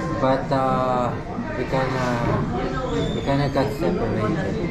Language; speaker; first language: English; non-native, local second language; Filipino